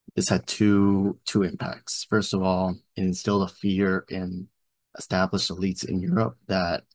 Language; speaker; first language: English; native; English